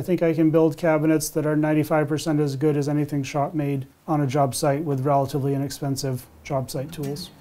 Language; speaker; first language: English; native; English